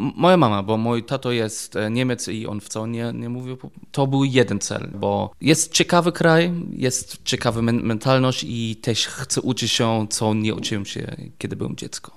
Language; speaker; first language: Polish; non-native, learner; German